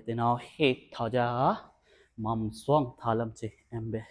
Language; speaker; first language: Vietnamese; non-native, learner; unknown